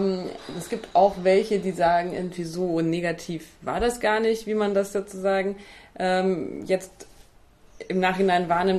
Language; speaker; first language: German; native; German